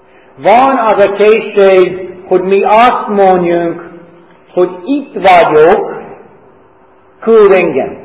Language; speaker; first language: Hungarian; non-native, learner; English